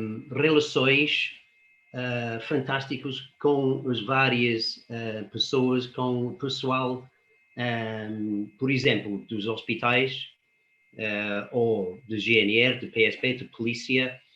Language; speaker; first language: Portuguese; non-native, fluent; English